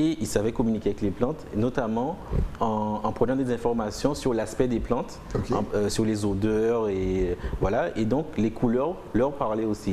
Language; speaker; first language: French; native; French